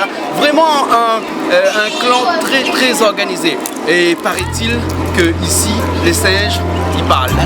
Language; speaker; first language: French; native; French